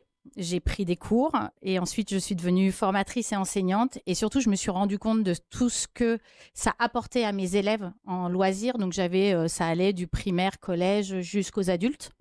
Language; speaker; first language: French; native; French